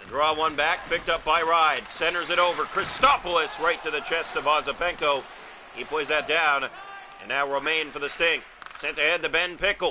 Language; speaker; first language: English; native; English